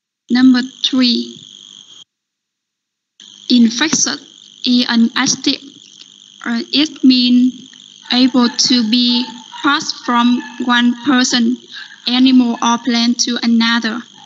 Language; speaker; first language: English; non-native, learner; Vietnamese